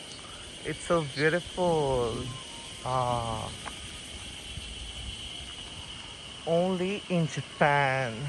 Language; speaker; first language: English; non-native, local second language; Filipino